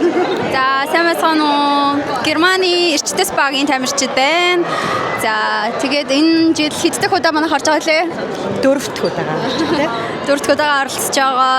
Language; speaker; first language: Mongolian; native; Mongolian